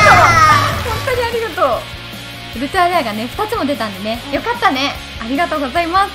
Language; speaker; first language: Japanese; native; Japanese